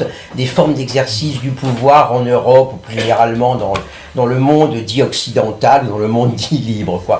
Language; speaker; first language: French; native; French